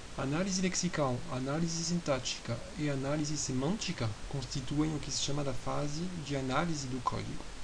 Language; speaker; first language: Portuguese; non-native, fluent; French